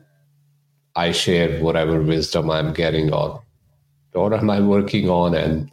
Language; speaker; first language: English; non-native, local second language; Punjabi